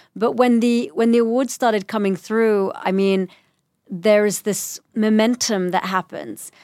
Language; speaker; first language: English; native; English